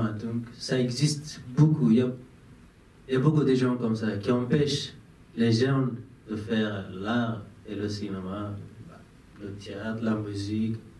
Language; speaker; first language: French; non-native, fluent; Persian